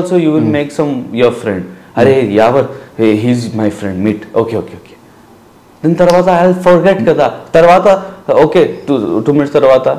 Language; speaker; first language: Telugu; non-native, learner; Hindi